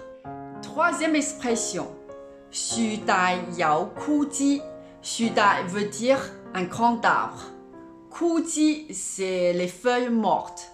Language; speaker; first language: French; non-native, fluent; Cantonese